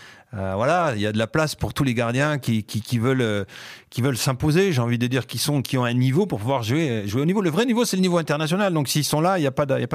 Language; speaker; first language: French; native; French